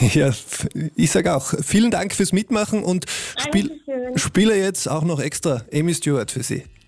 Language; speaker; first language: German; native; German